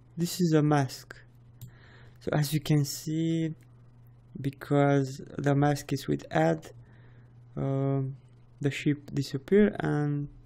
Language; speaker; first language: English; non-native, fluent; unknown